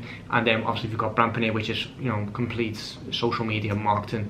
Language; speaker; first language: English; native; English